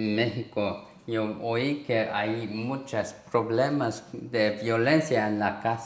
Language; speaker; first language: Spanish; non-native, learner; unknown